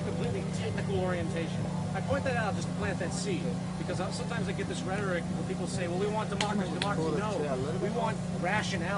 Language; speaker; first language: English; native; English